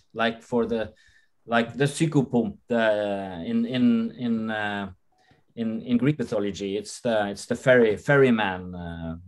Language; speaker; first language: English; non-native, fluent; Norwegian